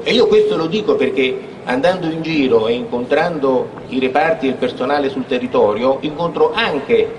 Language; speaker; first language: Italian; native; Italian